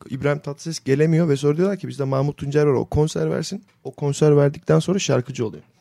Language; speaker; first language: Turkish; native; Turkish